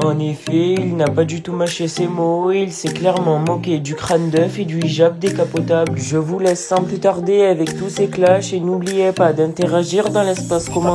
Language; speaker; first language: French; native; French